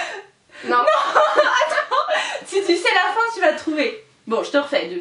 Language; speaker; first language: French; native; French